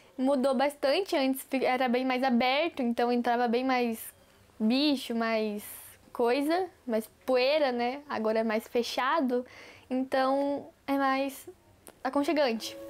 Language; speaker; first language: Portuguese; native; Portuguese